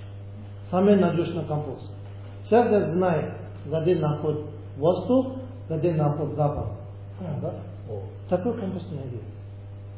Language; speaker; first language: Russian; non-native, learner; Tibetan